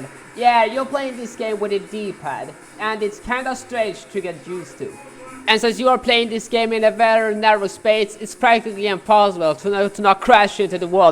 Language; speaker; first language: English; non-native, fluent; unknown